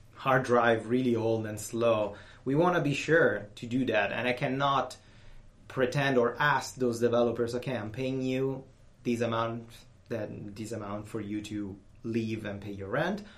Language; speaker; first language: English; non-native, fluent; Italian